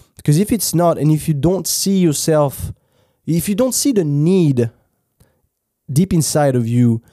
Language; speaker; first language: English; non-native, fluent; French